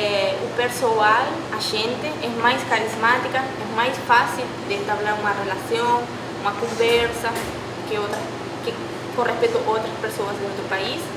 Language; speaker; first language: Portuguese; non-native, fluent; Spanish